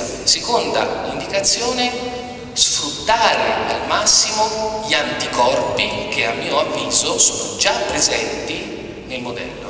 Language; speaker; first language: Italian; native; Italian